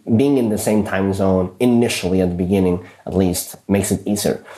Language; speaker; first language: English; early bilingual, other home language; Spanish